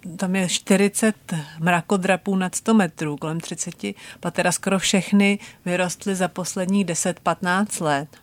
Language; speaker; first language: Czech; native; Czech